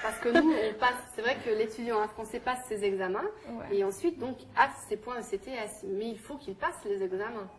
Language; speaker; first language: French; native; French